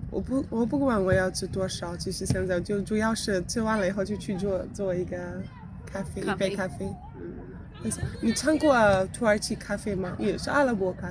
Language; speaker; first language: Chinese; non-native, fluent; Arabic